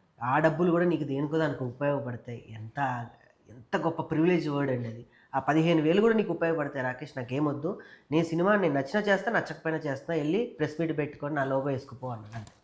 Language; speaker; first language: Telugu; native; Telugu